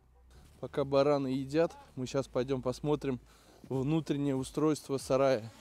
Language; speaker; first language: Russian; native; Russian